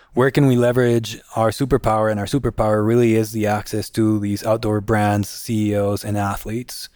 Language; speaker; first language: English; non-native, fluent; Spanish